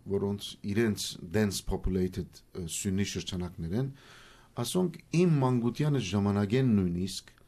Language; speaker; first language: Armenian; early bilingual, heritage; Armenian